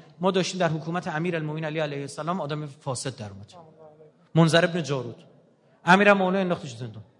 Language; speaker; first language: Persian; native; Persian